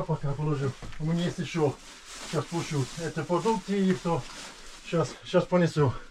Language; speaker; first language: Russian; non-native, learner; English